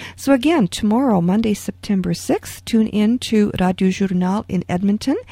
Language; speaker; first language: English; early bilingual, other home language; Ukrainian